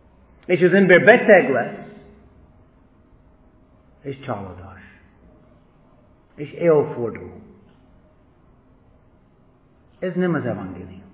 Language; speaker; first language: Hungarian; non-native, fluent; English